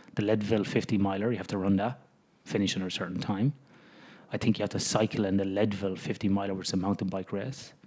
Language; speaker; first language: English; native; English